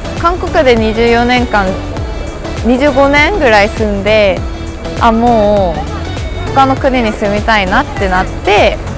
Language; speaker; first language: Japanese; non-native, fluent; Korean